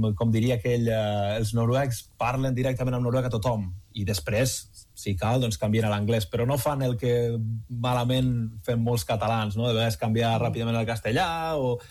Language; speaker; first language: Catalan; native; Catalan